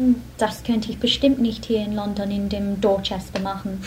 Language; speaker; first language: German; non-native, fluent; English